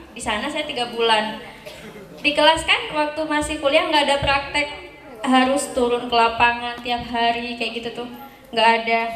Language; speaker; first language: Indonesian; native; Indonesian